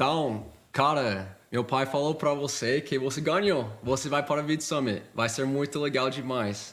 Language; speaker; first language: Portuguese; non-native, fluent; English